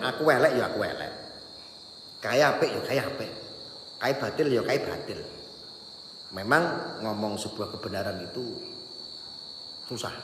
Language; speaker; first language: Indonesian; non-native, local second language; Javanese